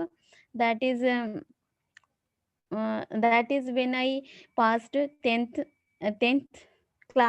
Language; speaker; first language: English; non-native, learner; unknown